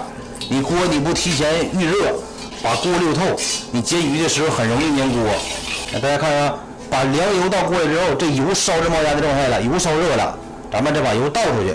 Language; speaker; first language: Chinese; native; Chinese